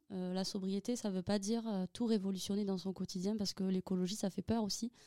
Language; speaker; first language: French; native; French